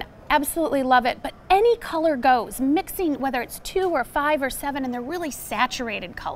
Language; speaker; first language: English; native; English